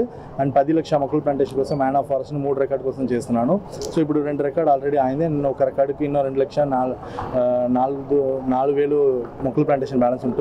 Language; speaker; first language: Telugu; non-native, learner; Tamil